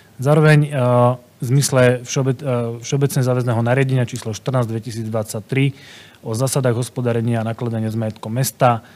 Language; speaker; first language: Slovak; native; Slovak